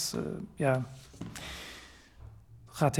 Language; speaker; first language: Dutch; non-native, fluent; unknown